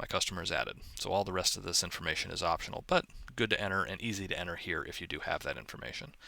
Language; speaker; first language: English; native; English